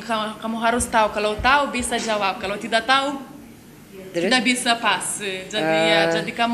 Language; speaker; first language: Indonesian; non-native, learner; Lithuanian